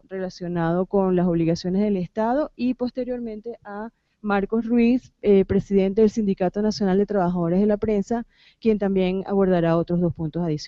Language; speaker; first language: Spanish; native; Spanish